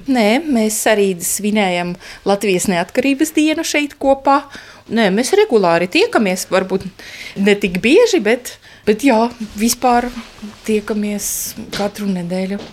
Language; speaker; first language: Latvian; non-native, fluent; Estonian